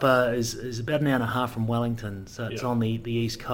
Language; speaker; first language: English; native; English